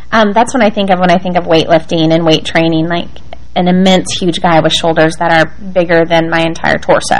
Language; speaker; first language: English; native; English